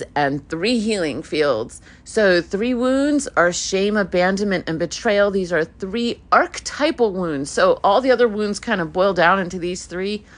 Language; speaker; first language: English; early bilingual, other home language; Hebrew